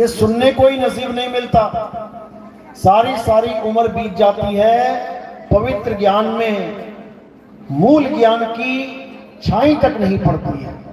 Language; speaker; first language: Hindi; native; Hindi